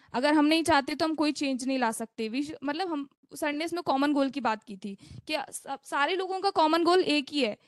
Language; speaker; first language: Hindi; native; Hindi